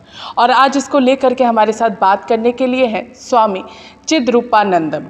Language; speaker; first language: Hindi; native; Hindi